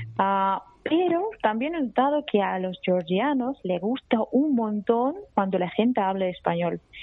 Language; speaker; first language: Spanish; non-native, fluent; Georgian